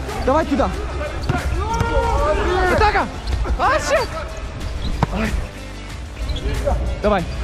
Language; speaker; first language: Russian; non-native, learner; Italian